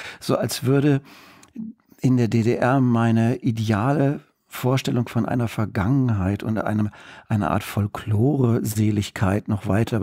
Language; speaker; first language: German; native; German